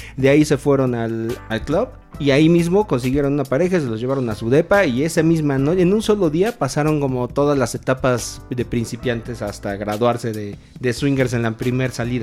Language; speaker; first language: Spanish; native; Spanish